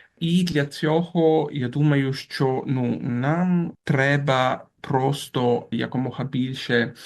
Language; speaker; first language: Ukrainian; non-native, fluent; Italian